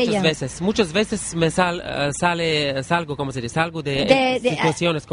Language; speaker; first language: Spanish; non-native, learner; Bulgarian